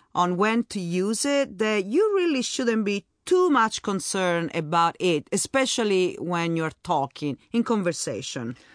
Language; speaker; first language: English; non-native, fluent; Italian